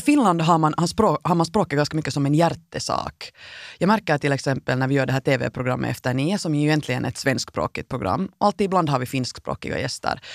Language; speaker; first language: Swedish; native; Swedish